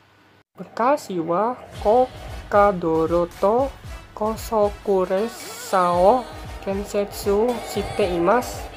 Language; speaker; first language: Japanese; non-native, learner; Indonesian